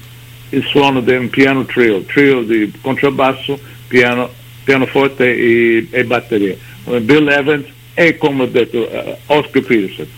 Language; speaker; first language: Italian; early bilingual, heritage; English